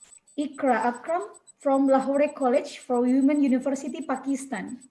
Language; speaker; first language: English; non-native, learner; Indonesian